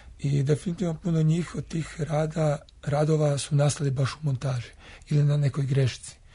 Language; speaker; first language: Croatian; native; Croatian